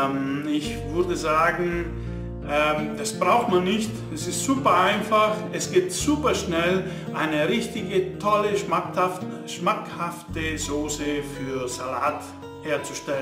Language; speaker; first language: German; non-native, fluent; Italian